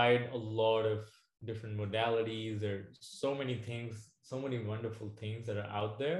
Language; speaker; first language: English; non-native, local second language; Hindi